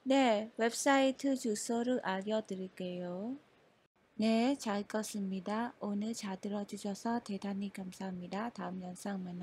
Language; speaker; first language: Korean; non-native, fluent; Khmer